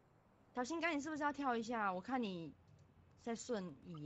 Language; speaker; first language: Chinese; native; Chinese